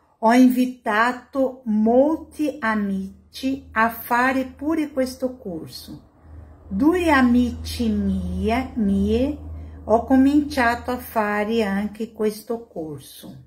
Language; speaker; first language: Italian; non-native, learner; Portuguese